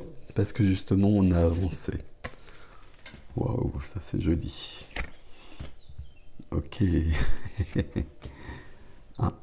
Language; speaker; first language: French; native; French